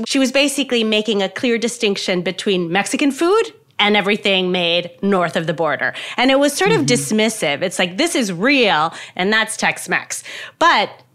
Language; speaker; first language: English; native; English